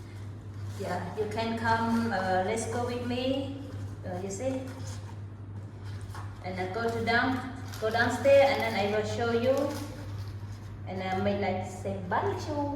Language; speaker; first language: English; non-native, learner; Khmer